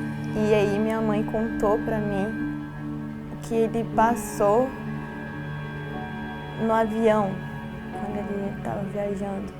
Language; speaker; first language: Portuguese; early bilingual, heritage; Portuguese